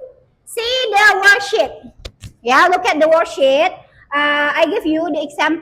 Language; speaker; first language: English; non-native, fluent; Indonesian